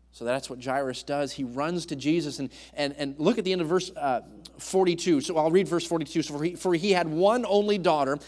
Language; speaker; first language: English; native; English